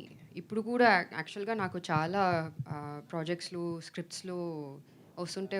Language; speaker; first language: Telugu; non-native, fluent; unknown